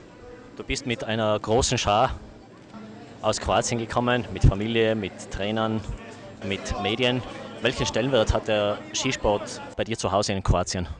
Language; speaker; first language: German; native; German